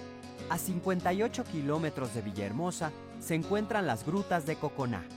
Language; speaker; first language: Spanish; native; Spanish